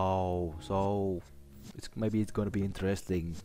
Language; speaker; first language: English; non-native, learner; Indonesian